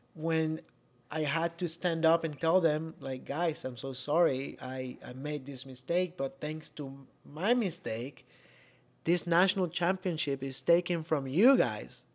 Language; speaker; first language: English; non-native, fluent; Spanish